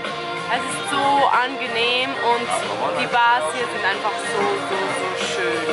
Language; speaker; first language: German; early bilingual, other home language; Albanian